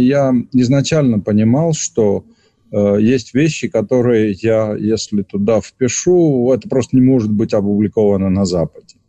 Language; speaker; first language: Russian; non-native, local second language; Georgian